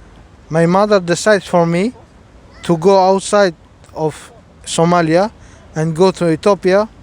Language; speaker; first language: English; non-native, fluent; Somali